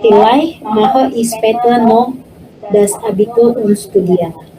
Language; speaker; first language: German; non-native, learner; Indonesian